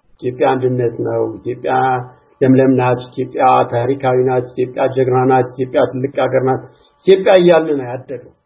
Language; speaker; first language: Amharic; non-native, local second language; Tigrinya